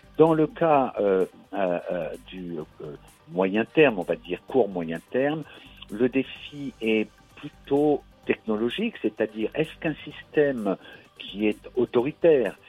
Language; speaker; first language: French; native; French